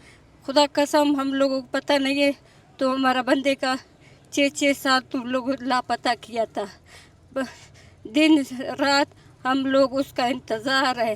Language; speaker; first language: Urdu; non-native, local second language; Baluchi